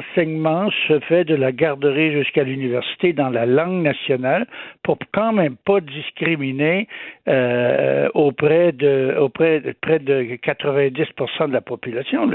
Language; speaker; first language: French; native; French